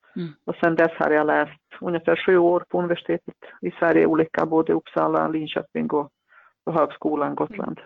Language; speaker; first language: Swedish; non-native, fluent; Bosnian